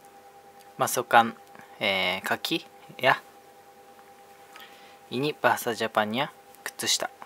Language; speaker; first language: Indonesian; non-native, fluent; Japanese